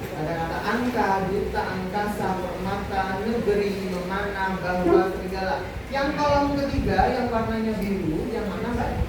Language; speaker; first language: Indonesian; non-native, local second language; Javanese